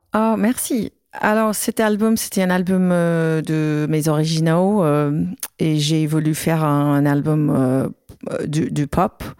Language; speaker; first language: French; non-native, learner; English